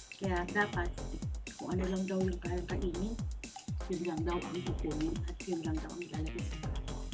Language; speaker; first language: Filipino; non-native, local second language; Iloko